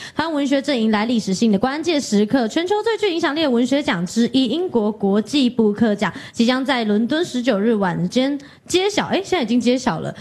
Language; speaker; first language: Chinese; native; Chinese